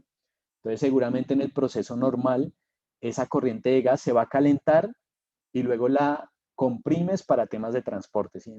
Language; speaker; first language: Spanish; native; Spanish